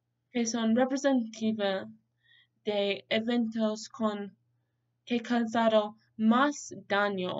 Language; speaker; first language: Spanish; non-native, learner; English